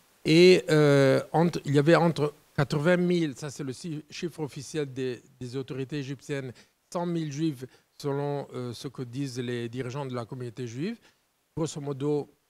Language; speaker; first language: French; non-native, fluent; Italian